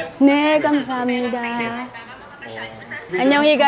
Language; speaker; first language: Korean; non-native, learner; Filipino